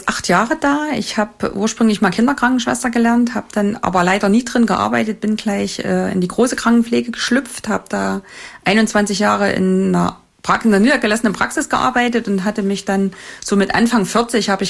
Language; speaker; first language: German; native; German